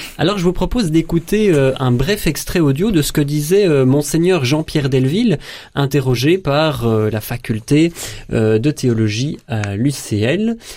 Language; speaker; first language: French; native; French